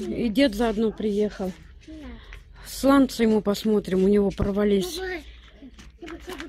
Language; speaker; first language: Russian; native; Russian